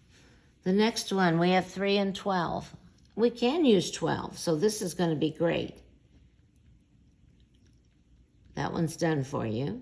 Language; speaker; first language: English; native; English